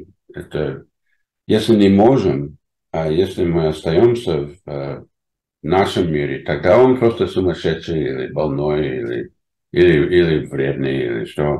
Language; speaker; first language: Russian; non-native, fluent; English